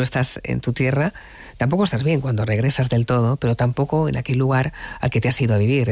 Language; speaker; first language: Spanish; native; Spanish